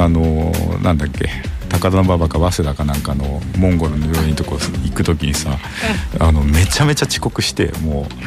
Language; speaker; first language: Japanese; native; Japanese